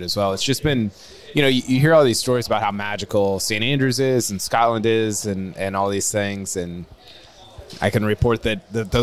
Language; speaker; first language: English; native; English